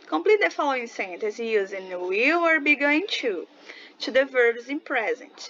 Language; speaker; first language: English; non-native, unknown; Portuguese